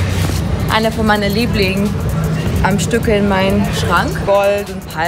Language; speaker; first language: German; non-native, fluent; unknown